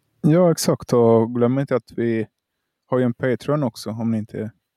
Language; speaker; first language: Swedish; native; Swedish